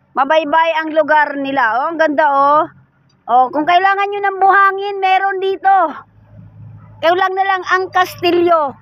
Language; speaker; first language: Filipino; non-native, local second language; Bikol